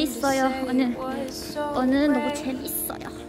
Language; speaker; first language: Korean; non-native, learner; Malay